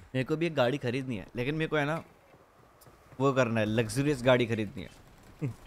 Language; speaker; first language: Hindi; non-native, local second language; Gujarati